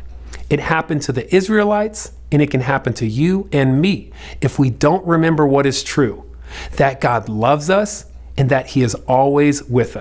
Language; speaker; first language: English; native; English